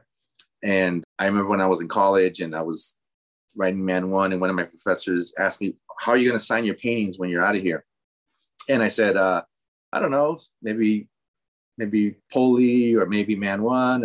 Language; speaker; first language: English; early bilingual, other home language; Spanish